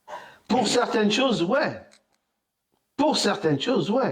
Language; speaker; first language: French; native; French